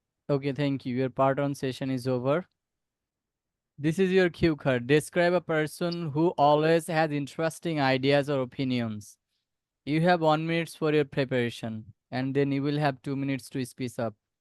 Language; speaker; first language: English; non-native, local second language; Bangla